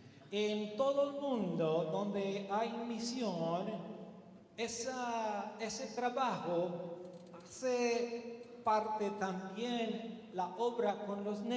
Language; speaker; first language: Spanish; non-native, learner; Romanian